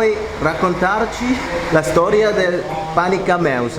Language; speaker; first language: Italian; non-native, learner; Korean